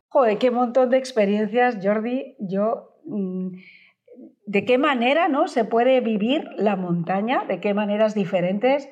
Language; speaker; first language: Spanish; native; Spanish